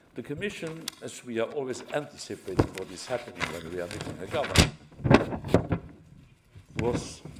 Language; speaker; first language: English; non-native, fluent; Luxembourgish